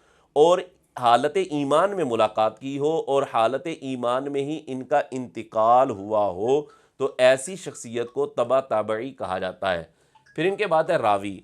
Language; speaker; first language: Urdu; native; Urdu